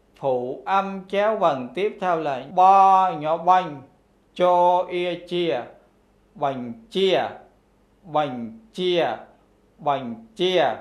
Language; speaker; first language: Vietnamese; non-native, local second language; Khmer